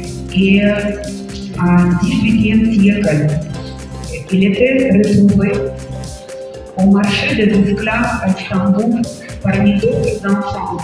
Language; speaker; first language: French; non-native, fluent; Russian